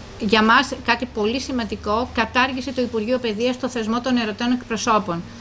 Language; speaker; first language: Greek; native; Greek